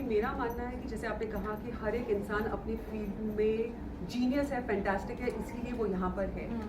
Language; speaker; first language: Hindi; native; Hindi